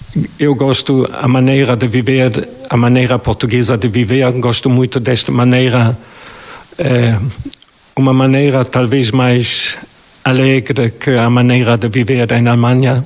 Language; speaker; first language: Portuguese; non-native, fluent; German